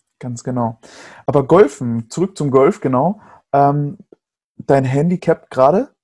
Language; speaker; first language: German; native; German